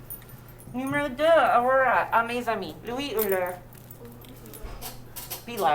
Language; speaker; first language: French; non-native, fluent; English